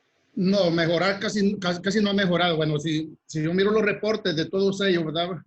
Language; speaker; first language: Spanish; native; Spanish